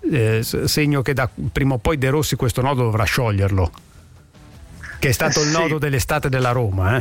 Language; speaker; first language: Italian; native; Italian